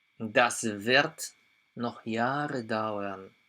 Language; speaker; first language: German; non-native, fluent; Polish